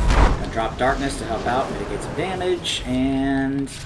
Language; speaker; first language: English; native; English